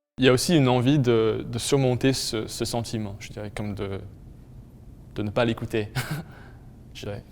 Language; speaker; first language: French; non-native, local second language; English